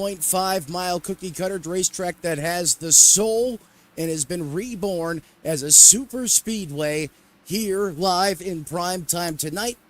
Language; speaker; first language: English; native; English